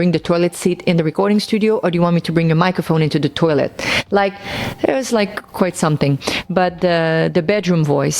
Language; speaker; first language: English; non-native, local second language; French